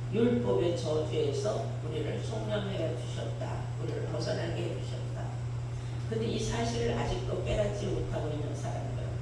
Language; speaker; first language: Korean; native; Korean